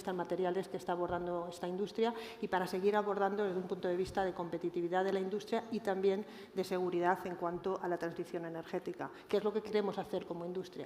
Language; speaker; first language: Spanish; native; Spanish